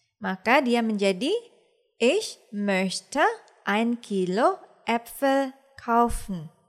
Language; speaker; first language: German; non-native, fluent; Indonesian